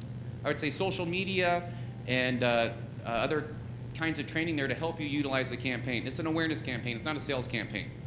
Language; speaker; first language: English; native; English